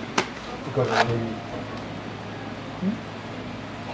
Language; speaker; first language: Japanese; native; Japanese